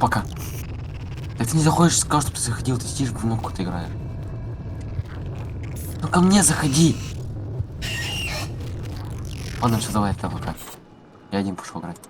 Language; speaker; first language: Russian; native; Russian